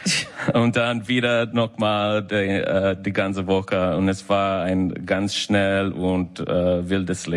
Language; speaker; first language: German; non-native, learner; English